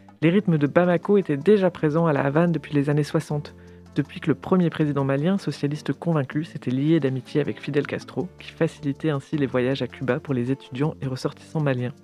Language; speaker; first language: French; native; French